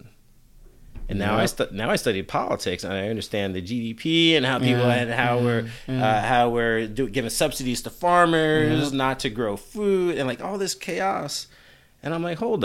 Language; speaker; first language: English; native; English